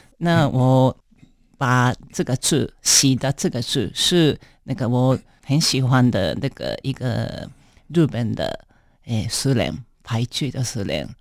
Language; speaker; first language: Chinese; non-native, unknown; Japanese